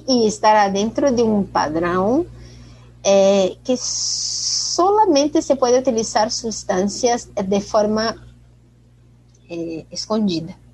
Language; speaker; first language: Spanish; non-native, fluent; Portuguese